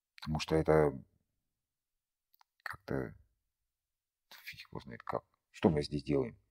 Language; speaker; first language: Russian; native; Russian